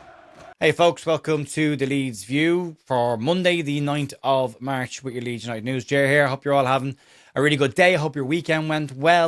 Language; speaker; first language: English; native; English